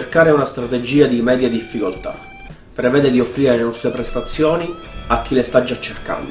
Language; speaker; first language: Italian; native; Italian